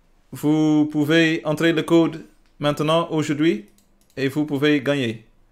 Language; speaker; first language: French; non-native, learner; Dutch